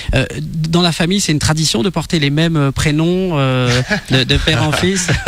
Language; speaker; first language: French; native; French